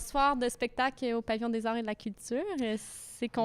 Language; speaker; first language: French; native; French